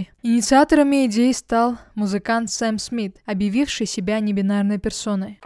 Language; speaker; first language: Russian; native; Russian